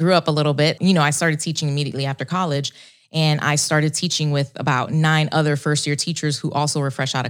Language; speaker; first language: English; early bilingual, other home language; Spanish